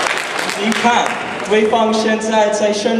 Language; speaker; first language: Chinese; non-native, learner; English